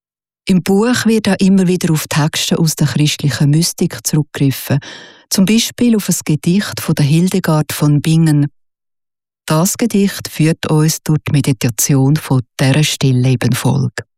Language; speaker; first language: German; native; German